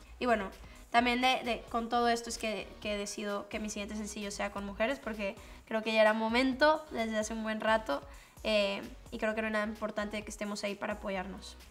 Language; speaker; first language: Spanish; native; Spanish